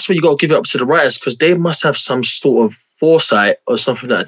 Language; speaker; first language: English; native; English